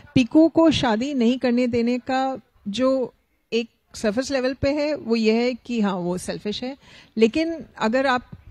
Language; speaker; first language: Hindi; native; Hindi